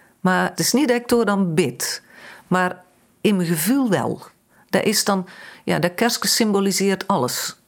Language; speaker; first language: Dutch; native; Dutch